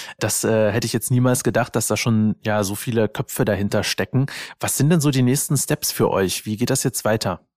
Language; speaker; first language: German; native; German